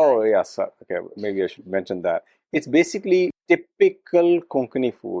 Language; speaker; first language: English; non-native, local second language; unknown